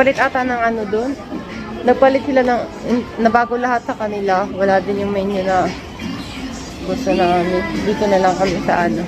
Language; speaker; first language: Filipino; non-native, local second language; Bikol